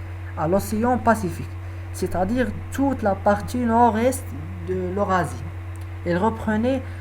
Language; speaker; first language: French; non-native, learner; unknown